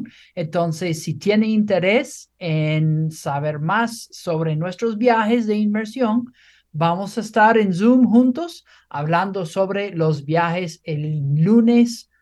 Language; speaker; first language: Spanish; non-native, fluent; English